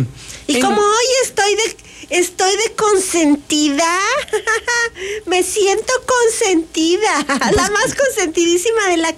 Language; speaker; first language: Spanish; native; Spanish